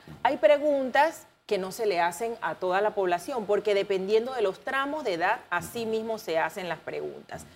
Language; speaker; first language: Spanish; native; Spanish